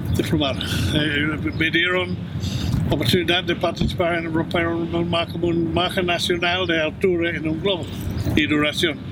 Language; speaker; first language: Spanish; non-native, fluent; English